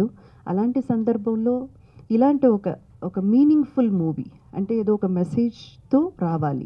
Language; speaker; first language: Telugu; native; Telugu